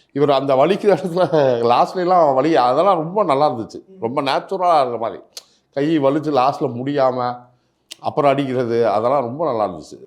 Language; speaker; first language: Tamil; native; Tamil